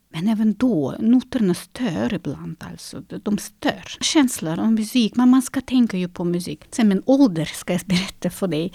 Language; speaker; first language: Swedish; non-native, fluent; Russian